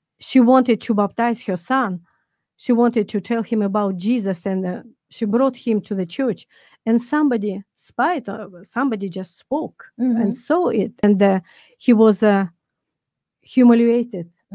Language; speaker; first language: English; non-native, fluent; Russian